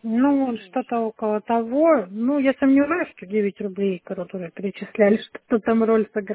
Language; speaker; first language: Russian; native; Russian